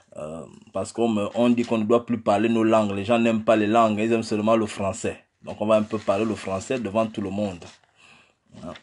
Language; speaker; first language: French; non-native, local second language; Fang